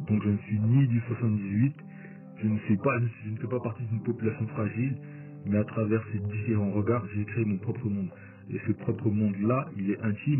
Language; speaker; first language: French; native; French